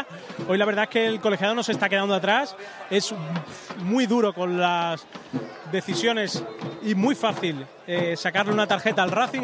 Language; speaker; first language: Spanish; native; Spanish